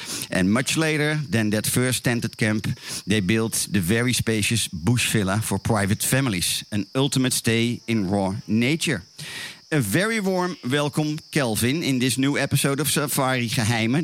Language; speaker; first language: English; non-native, fluent; Dutch